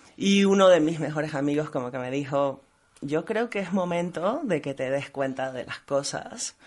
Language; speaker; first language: Spanish; native; Spanish